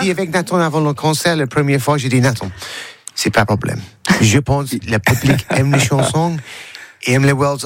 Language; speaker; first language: French; non-native, learner; English